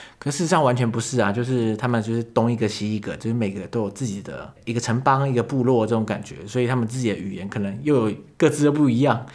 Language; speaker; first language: Chinese; native; Chinese